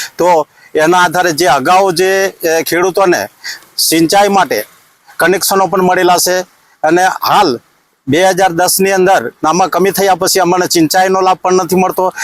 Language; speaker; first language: Gujarati; non-native, local second language; Bhili